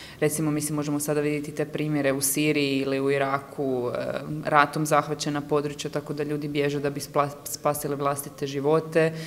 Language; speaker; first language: Croatian; native; Croatian